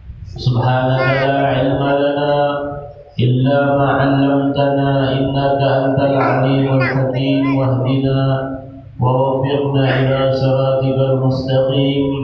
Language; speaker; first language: Arabic; non-native, fluent; Banjar